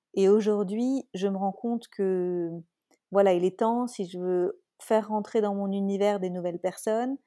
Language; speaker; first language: French; native; French